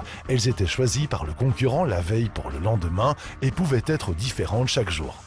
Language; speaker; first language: French; native; French